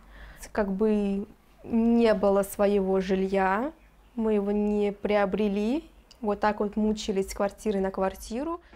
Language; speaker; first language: Russian; native; Russian